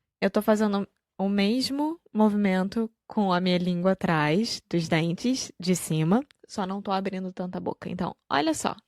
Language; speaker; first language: Portuguese; native; Portuguese